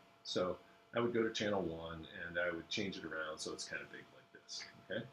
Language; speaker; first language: English; native; English